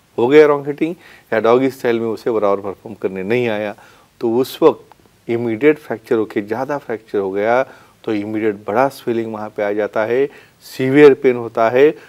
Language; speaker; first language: Hindi; non-native, local second language; Marathi